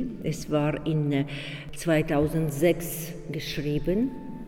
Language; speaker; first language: German; non-native, learner; Ukrainian